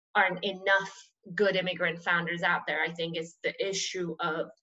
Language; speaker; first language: English; non-native, fluent; Persian